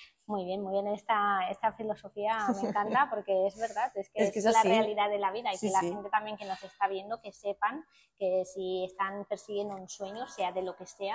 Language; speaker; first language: Spanish; native; Spanish